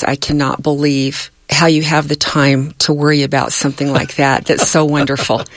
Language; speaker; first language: English; native; English